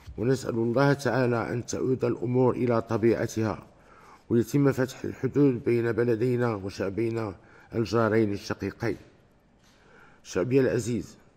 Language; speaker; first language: Arabic; native; Arabic